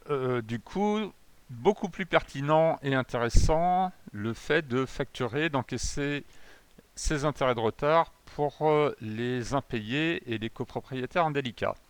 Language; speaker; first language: French; native; French